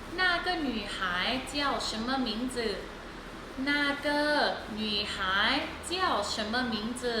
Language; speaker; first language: Chinese; non-native, fluent; Thai